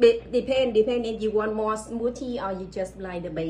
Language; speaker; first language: English; non-native, learner; Vietnamese